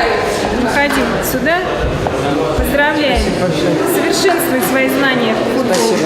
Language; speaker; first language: Russian; native; Russian